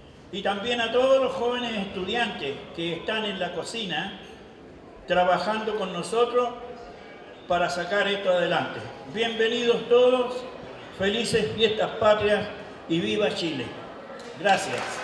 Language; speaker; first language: Spanish; native; Spanish